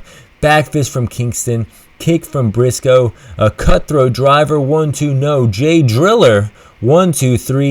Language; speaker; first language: English; native; English